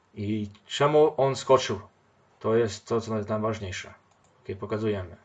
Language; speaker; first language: Polish; early bilingual, heritage; Polish